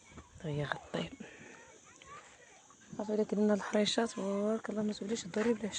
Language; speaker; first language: Arabic; native; Arabic